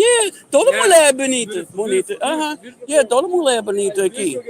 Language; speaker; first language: Portuguese; non-native, learner; English